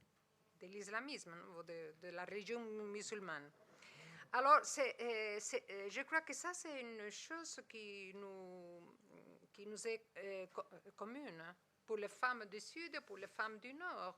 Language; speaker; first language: French; non-native, fluent; Spanish